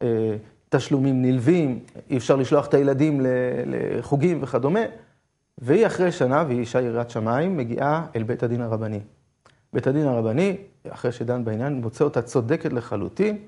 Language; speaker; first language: Hebrew; native; Hebrew